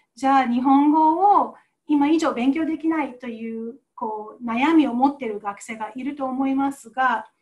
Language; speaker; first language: Japanese; non-native, fluent; English